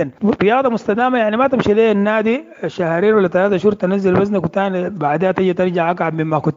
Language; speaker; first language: Arabic; native; Arabic